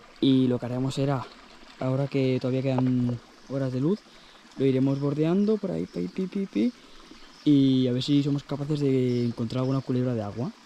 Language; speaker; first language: Spanish; native; Spanish